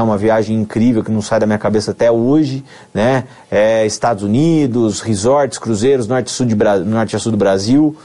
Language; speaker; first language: Portuguese; native; Portuguese